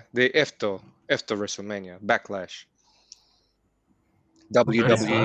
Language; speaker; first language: Swedish; early bilingual, heritage; Swedish